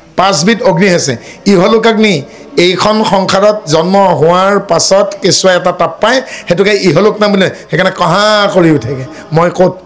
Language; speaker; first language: Assamese; non-native, local second language; Bodo